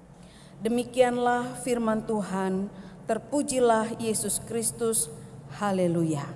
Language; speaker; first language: Indonesian; native; Indonesian